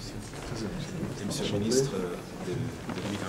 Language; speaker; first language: French; non-native, local second language; Arabic